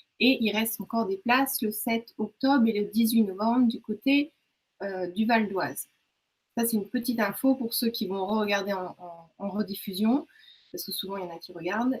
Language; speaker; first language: French; native; French